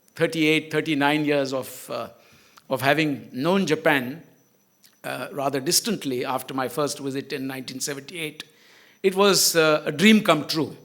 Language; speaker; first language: English; non-native, local second language; Gujarati